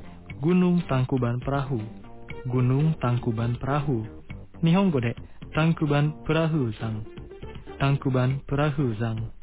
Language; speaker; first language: Japanese; non-native, fluent; Indonesian